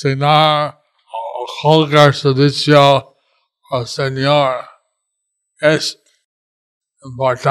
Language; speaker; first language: Spanish; non-native, learner; English